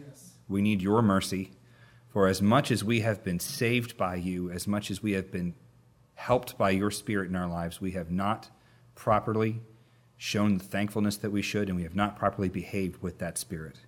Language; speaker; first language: English; native; English